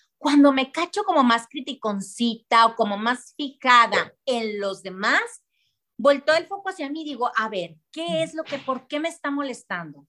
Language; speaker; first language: Spanish; native; Spanish